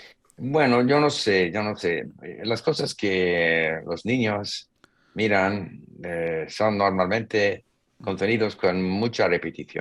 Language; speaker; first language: Spanish; non-native, fluent; English